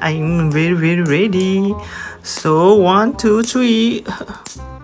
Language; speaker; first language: English; non-native, local second language; Malay